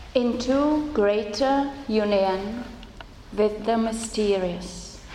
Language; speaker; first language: English; non-native, fluent; Czech